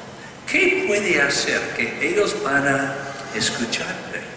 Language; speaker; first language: Spanish; non-native, learner; English